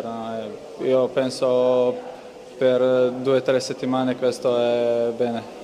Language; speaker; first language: Italian; non-native, learner; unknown